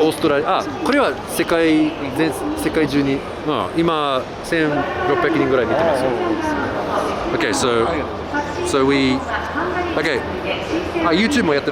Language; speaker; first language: Japanese; non-native, fluent; English